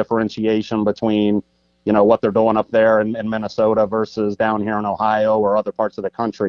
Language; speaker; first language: English; native; English